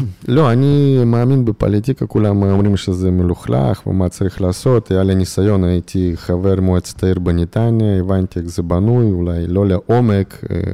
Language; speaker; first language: Hebrew; non-native, fluent; Russian